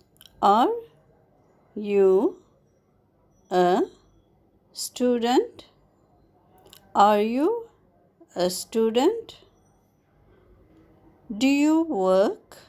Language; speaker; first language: English; non-native, fluent; Arabic